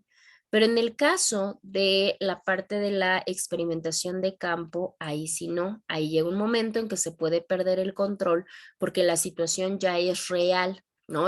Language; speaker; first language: Spanish; native; Spanish